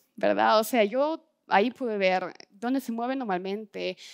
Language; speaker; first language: Spanish; non-native, fluent; German